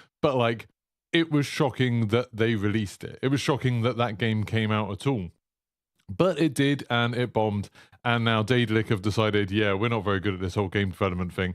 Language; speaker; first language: English; native; English